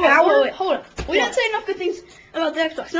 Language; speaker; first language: English; native; English